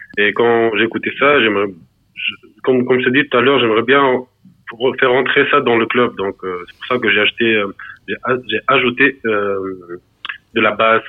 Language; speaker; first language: French; non-native, local second language; Arabic